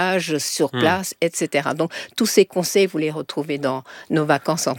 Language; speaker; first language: French; native; French